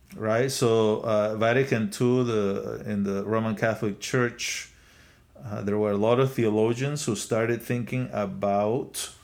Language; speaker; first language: English; non-native, fluent; Spanish